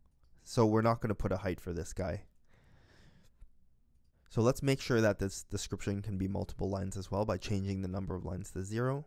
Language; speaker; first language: English; native; English